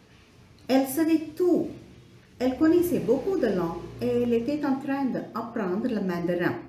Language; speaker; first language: French; non-native, fluent; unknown